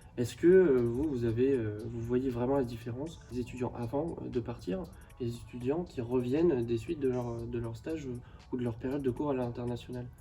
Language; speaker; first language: French; native; French